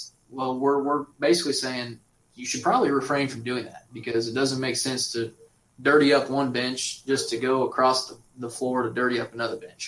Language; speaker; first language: English; native; English